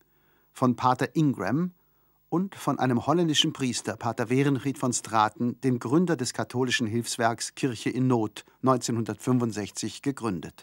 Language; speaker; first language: German; native; German